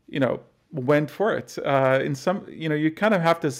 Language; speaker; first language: English; non-native, fluent; Arabic